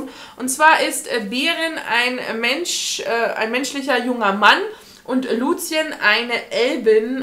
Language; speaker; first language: German; native; German